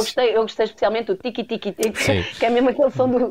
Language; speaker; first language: Portuguese; native; Portuguese